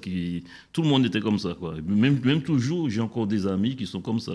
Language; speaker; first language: French; native; French